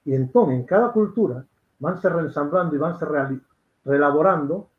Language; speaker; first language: Spanish; non-native, local second language; Galician